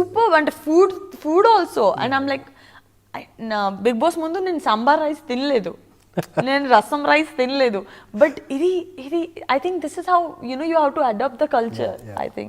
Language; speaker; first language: Telugu; non-native, learner; Gujarati